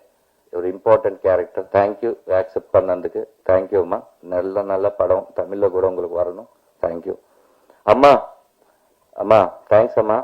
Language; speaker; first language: Tamil; non-native, learner; Telugu